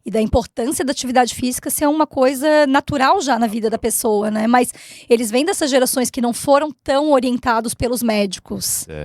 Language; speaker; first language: Portuguese; native; Portuguese